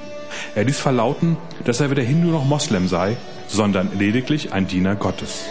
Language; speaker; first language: German; native; German